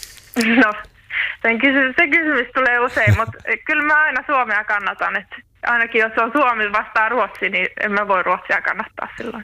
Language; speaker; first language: Finnish; native; Finnish